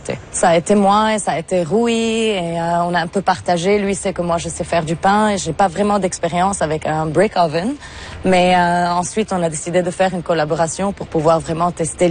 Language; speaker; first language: French; non-native, local second language; Arabic